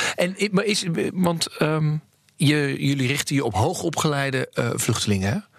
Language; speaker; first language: Dutch; native; Dutch